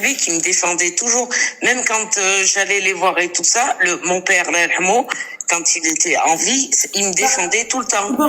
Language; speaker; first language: French; native; French